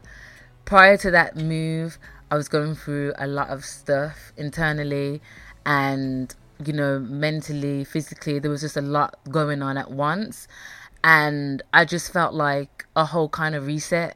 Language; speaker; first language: English; native; English